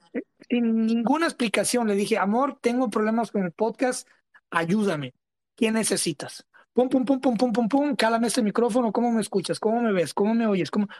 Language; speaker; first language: Spanish; early bilingual, heritage; Spanish